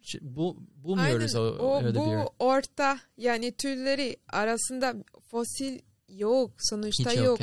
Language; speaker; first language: Turkish; non-native, learner; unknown